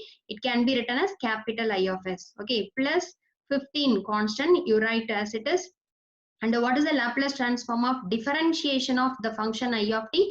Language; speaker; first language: English; non-native, local second language; Tamil